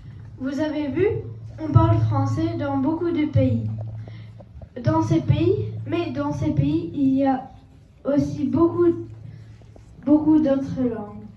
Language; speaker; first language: French; non-native, learner; Czech